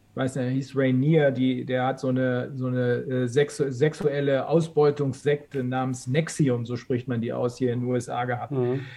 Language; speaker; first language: German; native; German